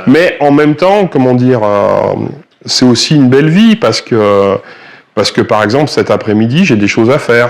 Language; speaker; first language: French; native; French